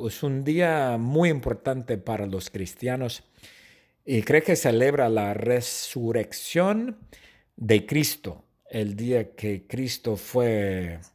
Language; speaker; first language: Spanish; non-native, fluent; English